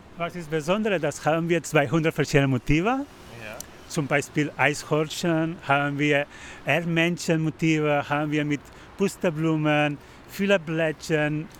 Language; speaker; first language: German; non-native, learner; Spanish